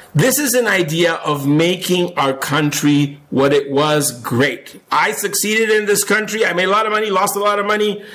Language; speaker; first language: English; non-native, fluent; Spanish